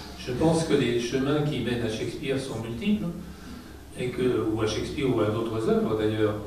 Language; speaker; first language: French; native; French